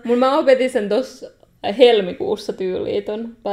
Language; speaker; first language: Finnish; early bilingual, other home language; Nepali